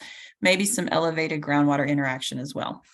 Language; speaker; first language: English; native; English